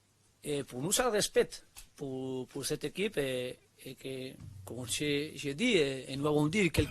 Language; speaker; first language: French; non-native, learner; Spanish